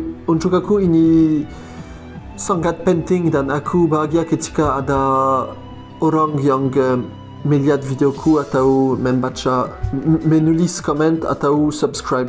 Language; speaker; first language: Indonesian; non-native, learner; French